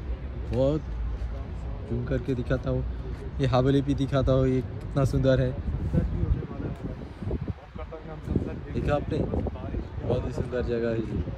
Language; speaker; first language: Hindi; non-native, learner; Bangla